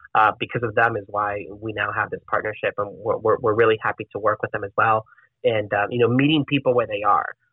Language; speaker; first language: English; non-native, fluent; Spanish